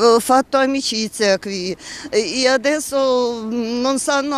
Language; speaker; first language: Italian; non-native, learner; Ukrainian